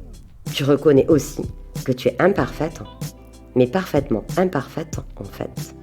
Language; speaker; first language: French; native; French